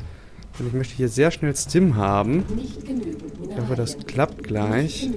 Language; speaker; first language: German; native; German